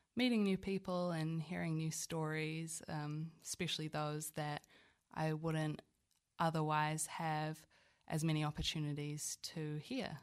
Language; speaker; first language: English; native; English